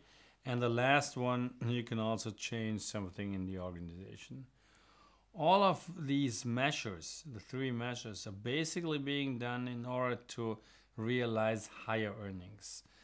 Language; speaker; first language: English; non-native, fluent; German